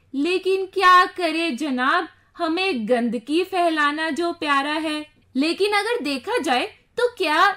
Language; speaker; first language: Hindi; native; Hindi